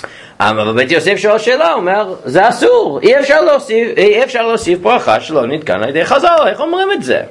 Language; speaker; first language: Hebrew; non-native, fluent; English